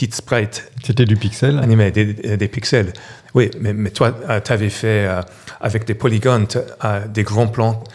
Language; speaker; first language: French; non-native, fluent; English